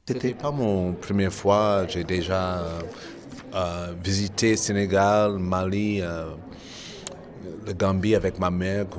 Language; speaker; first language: French; non-native, fluent; English